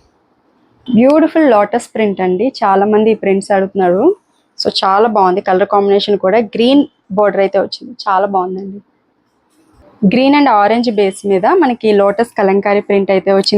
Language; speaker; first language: Telugu; native; Telugu